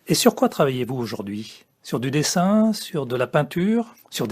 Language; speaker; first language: French; native; French